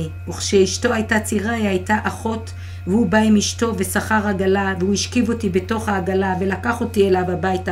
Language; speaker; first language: Hebrew; non-native, fluent; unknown